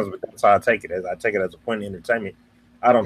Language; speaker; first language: English; native; English